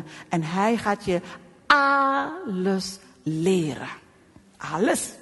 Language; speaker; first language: Dutch; non-native, fluent; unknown